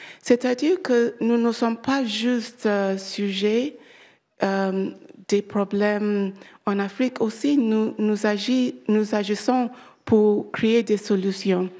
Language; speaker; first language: French; non-native, learner; English